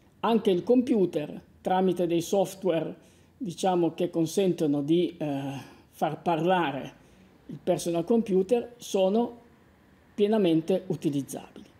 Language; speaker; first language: Italian; native; Italian